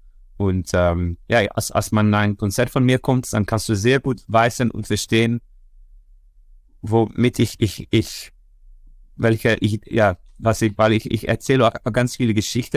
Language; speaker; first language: German; non-native, fluent; Dutch